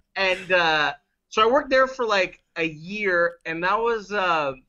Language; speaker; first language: English; native; English